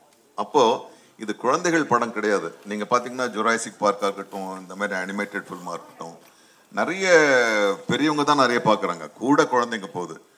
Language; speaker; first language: Tamil; native; Tamil